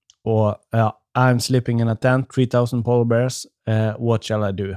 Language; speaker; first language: English; non-native, learner; Norwegian